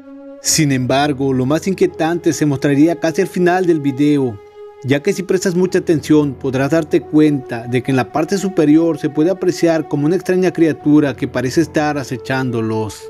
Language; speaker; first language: Spanish; native; Spanish